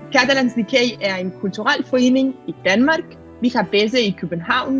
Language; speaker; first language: Danish; non-native, fluent; Catalan